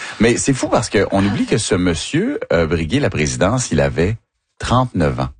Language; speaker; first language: French; native; French